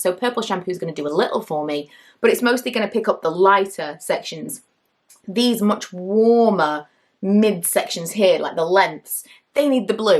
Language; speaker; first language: English; native; English